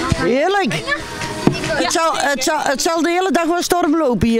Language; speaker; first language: Dutch; native; Dutch